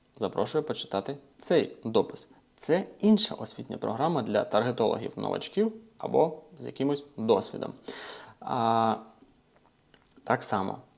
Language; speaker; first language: Ukrainian; non-native, local second language; Russian